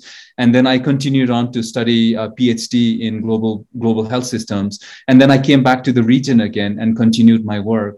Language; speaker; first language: English; non-native, local second language; Nepali